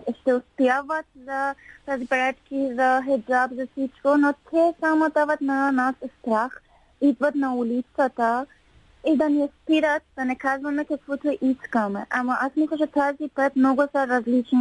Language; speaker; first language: Bulgarian; non-native, learner; Persian